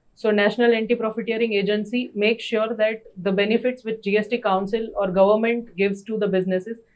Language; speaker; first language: English; non-native, local second language; Gujarati